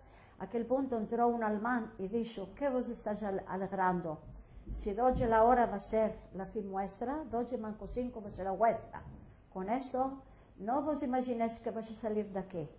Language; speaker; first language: Spanish; early bilingual, heritage; Ladino